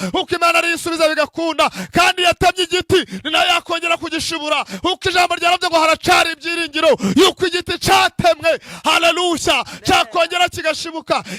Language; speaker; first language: Kinyarwanda; native; Kinyarwanda